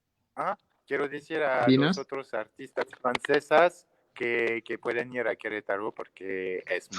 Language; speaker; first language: Spanish; non-native, learner; French